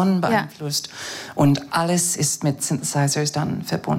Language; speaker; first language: German; non-native, fluent; English